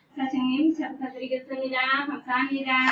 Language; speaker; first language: Korean; non-native, learner; Khmer